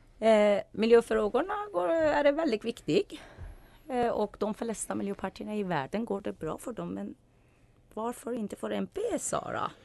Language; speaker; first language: Swedish; non-native, fluent; Persian